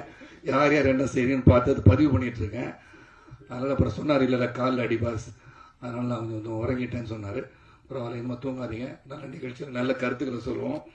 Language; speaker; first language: Tamil; native; Tamil